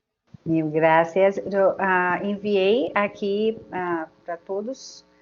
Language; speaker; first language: Spanish; non-native, learner; Portuguese